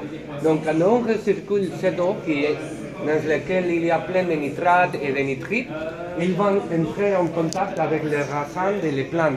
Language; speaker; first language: French; non-native, learner; Spanish